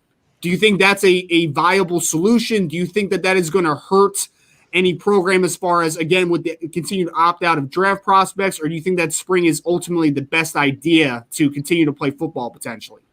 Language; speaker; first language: English; native; English